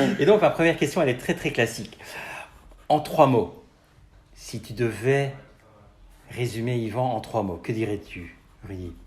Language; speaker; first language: French; native; French